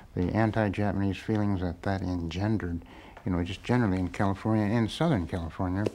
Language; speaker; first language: English; native; English